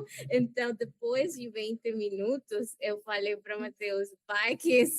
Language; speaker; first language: Portuguese; non-native, learner; Spanish